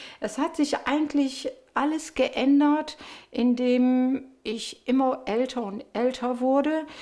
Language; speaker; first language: German; early bilingual, other home language; Turkish